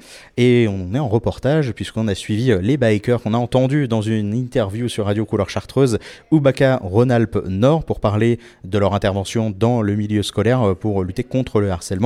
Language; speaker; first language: French; native; French